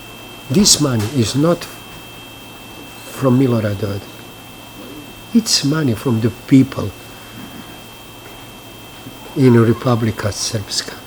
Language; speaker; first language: English; non-native, learner; Bosnian